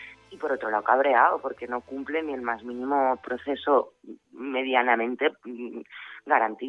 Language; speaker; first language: Spanish; native; Spanish